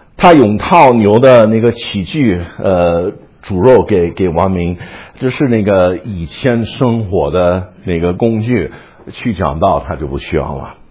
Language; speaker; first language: Chinese; non-native, fluent; English